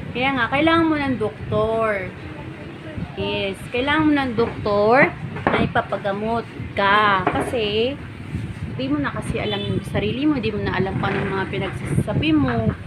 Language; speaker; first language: Filipino; non-native, local second language; Hiligaynon